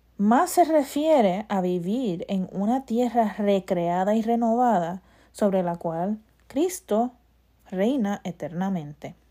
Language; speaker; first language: Spanish; early bilingual, heritage; Spanish